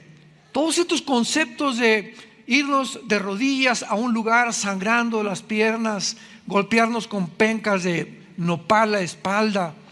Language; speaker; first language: Spanish; native; Spanish